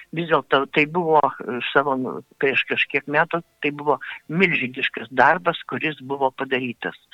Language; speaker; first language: Lithuanian; native; Lithuanian